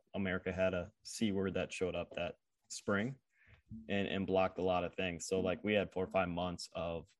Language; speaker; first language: English; native; English